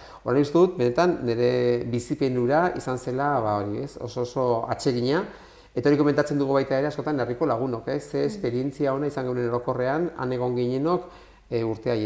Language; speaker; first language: Basque; non-native, local second language; Spanish